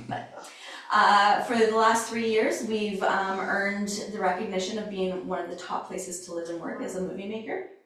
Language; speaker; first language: English; native; English